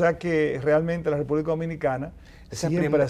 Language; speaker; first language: Spanish; native; Spanish